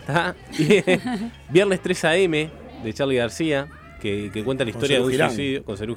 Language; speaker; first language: Spanish; native; Spanish